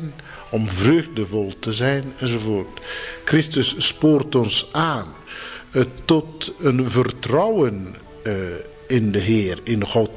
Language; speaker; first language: Dutch; non-native, fluent; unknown